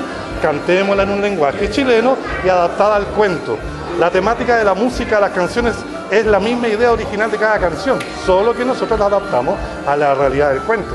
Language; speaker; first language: Spanish; native; Spanish